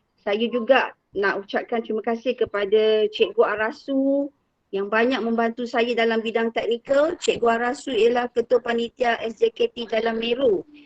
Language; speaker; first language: Malay; native; Malay